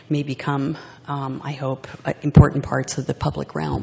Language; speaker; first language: English; native; English